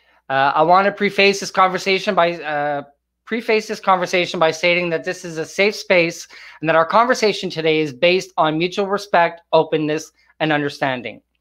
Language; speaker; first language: English; native; English